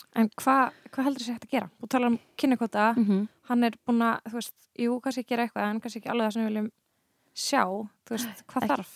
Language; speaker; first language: Icelandic; native; Icelandic